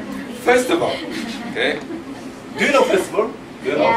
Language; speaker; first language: English; non-native, learner; Japanese